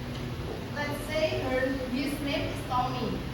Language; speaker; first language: English; non-native, fluent; Indonesian